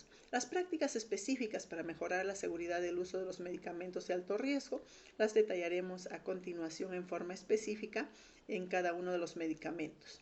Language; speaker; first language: Spanish; native; Spanish